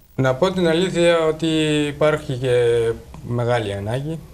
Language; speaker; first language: Greek; non-native, fluent; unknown